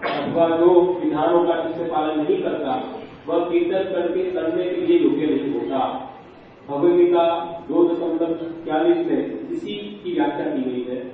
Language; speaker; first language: Hindi; native; Hindi